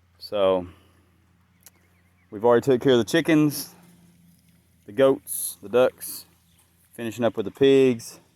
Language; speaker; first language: English; native; English